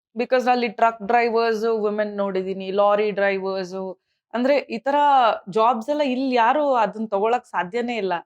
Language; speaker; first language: Kannada; native; Kannada